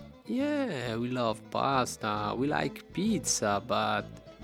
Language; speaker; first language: English; non-native, fluent; Italian